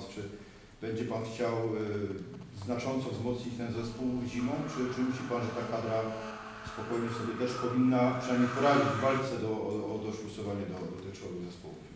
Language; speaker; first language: Polish; native; Polish